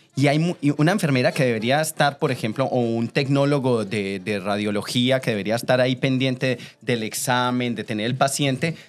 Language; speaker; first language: Spanish; native; Spanish